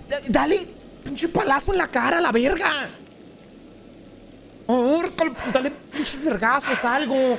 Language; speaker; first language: Spanish; native; Spanish